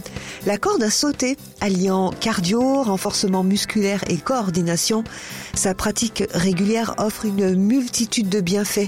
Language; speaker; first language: French; native; French